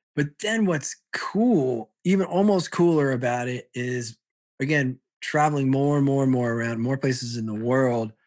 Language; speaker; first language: English; early bilingual, other home language; Italian